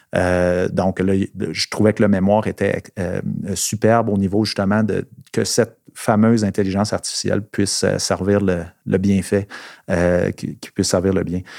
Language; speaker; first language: French; native; French